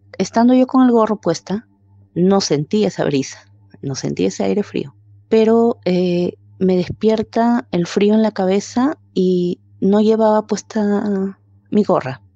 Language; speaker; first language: Spanish; native; Spanish